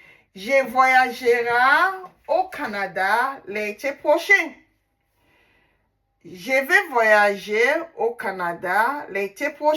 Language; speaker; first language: French; non-native, learner; Igbo